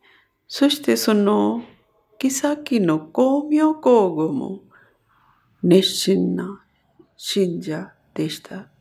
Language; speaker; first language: Japanese; non-native, fluent; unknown